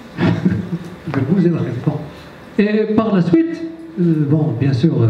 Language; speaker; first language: French; non-native, local second language; Berber languages